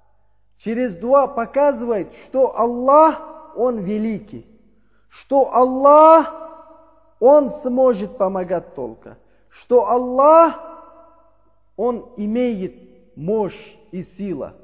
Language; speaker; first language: Russian; non-native, learner; Uzbek